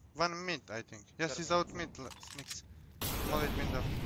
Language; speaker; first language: English; non-native, fluent; Turkish